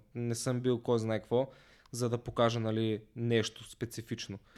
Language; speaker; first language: Bulgarian; native; Bulgarian